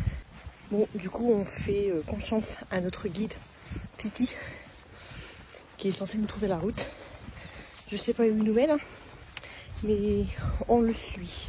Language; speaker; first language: French; native; French